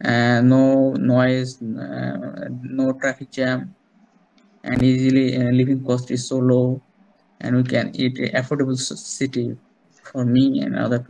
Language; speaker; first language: English; non-native, learner; Bangla